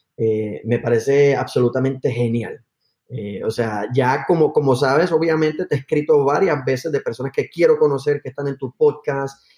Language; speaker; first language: Spanish; native; Spanish